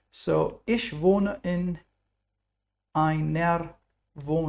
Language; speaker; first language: German; non-native, fluent; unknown